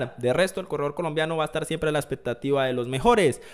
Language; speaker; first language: Spanish; native; Spanish